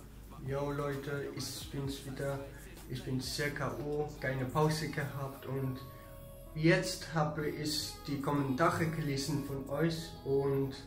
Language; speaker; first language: German; early bilingual, other home language; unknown